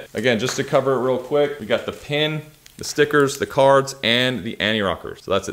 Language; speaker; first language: English; native; English